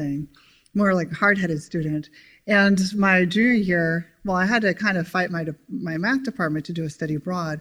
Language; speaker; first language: English; native; English